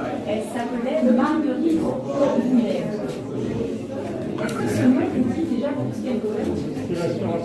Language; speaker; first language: French; native; French